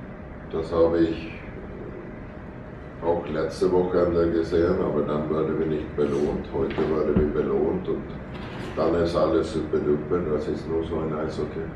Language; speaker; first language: German; non-native, fluent; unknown